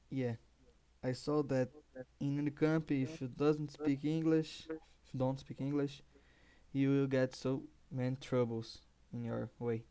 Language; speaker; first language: English; non-native, learner; Portuguese